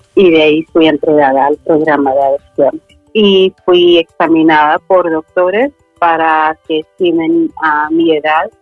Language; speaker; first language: Spanish; early bilingual, other home language; Swedish